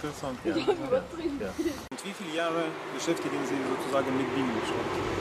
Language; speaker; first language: German; non-native, learner; Russian